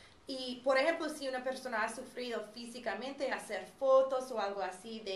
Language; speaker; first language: Spanish; non-native, fluent; English